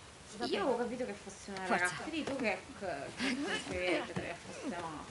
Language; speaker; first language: Italian; native; Italian